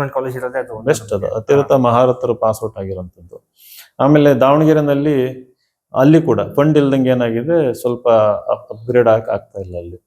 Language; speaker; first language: Kannada; native; Kannada